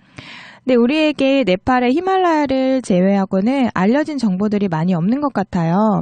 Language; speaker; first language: Korean; native; Korean